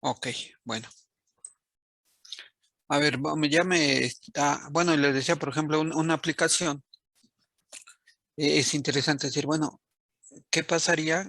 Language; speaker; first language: Spanish; native; Spanish